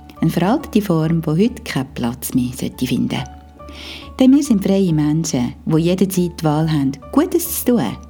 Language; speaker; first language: German; native; German